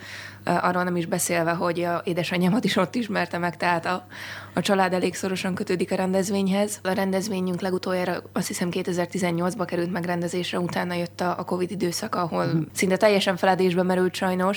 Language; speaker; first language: Hungarian; native; Hungarian